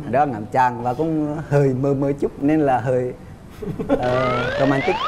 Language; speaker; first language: Vietnamese; non-native, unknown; Indonesian